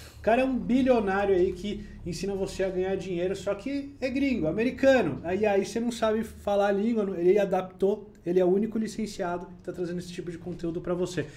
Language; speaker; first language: Portuguese; native; Portuguese